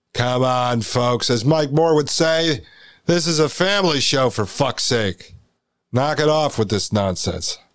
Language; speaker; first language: English; native; English